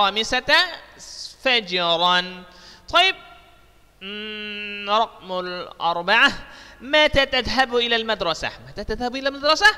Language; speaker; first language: Arabic; non-native, fluent; Indonesian